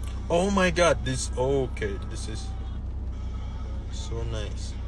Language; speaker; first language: English; non-native, fluent; Indonesian